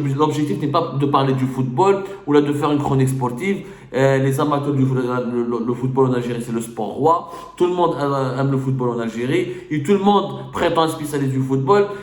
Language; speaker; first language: French; non-native, local second language; Arabic